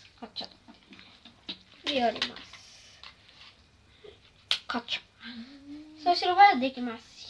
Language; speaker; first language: Japanese; early bilingual, other home language; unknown